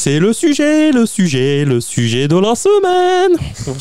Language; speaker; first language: French; native; French